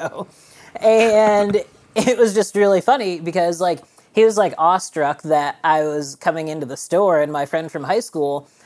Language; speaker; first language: English; native; English